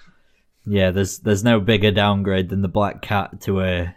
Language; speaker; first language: English; native; English